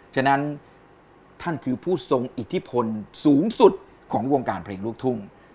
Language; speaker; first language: Thai; native; Thai